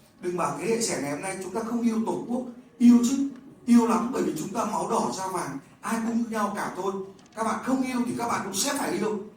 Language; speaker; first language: Vietnamese; native; Vietnamese